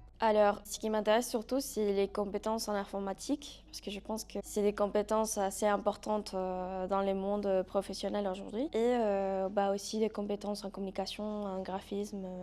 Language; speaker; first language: French; non-native, fluent; Spanish